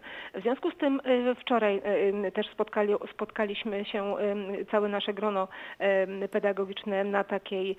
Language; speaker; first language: Polish; native; Polish